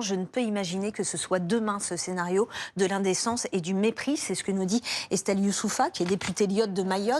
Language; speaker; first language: French; native; French